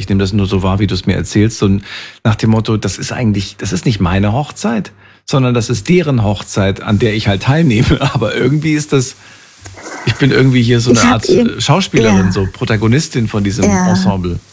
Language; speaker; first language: German; native; German